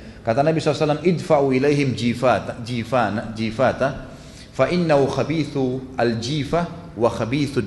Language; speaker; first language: Indonesian; native; Indonesian